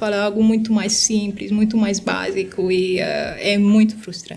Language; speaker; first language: Portuguese; non-native, fluent; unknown